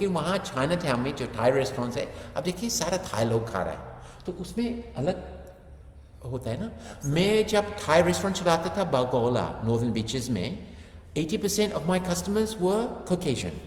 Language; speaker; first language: Hindi; non-native, fluent; English